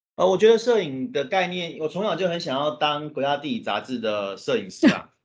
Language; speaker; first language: Chinese; native; Chinese